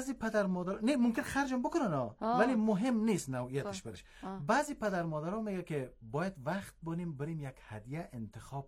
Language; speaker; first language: Persian; native; Persian